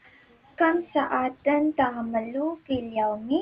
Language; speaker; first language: Arabic; non-native, learner; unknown